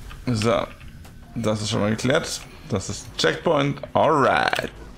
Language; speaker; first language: German; native; German